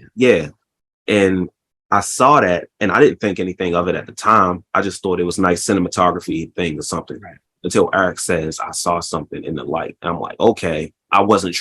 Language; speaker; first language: English; native; English